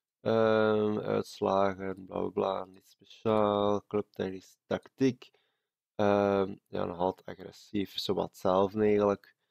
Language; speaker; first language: Dutch; native; Dutch